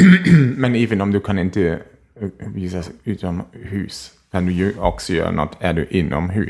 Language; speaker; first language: Swedish; non-native, fluent; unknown